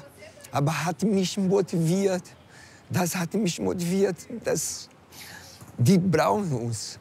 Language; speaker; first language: German; non-native, learner; Portuguese